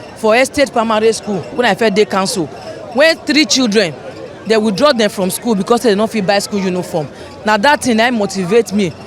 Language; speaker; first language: Nigerian Pidgin; non-native, local second language; Bini